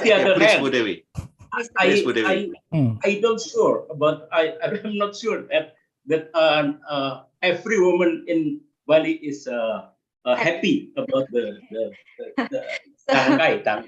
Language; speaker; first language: English; non-native, learner; Indonesian